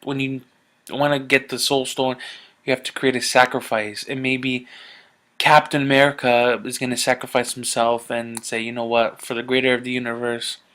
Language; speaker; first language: English; native; English